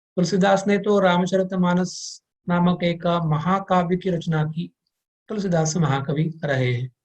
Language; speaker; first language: Hindi; non-native, local second language; Kannada